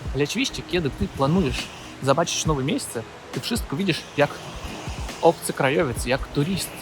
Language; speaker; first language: Polish; non-native, learner; Russian